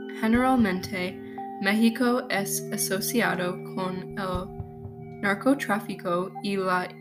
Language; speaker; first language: Spanish; non-native, learner; English